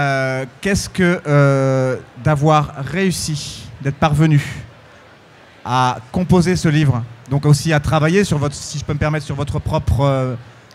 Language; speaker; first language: French; native; French